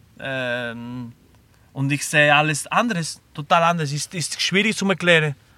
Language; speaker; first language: German; non-native, learner; Spanish